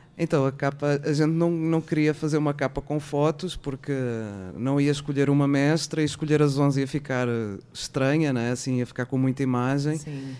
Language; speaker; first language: Portuguese; native; Portuguese